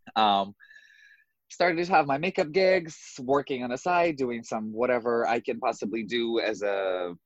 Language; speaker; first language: English; non-native, fluent; Russian